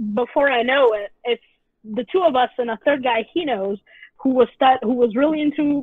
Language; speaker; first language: English; non-native, fluent; Italian